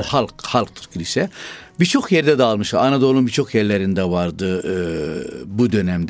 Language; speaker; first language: Turkish; non-native, fluent; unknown